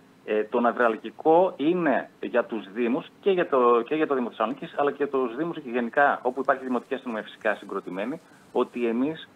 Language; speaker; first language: Greek; native; Greek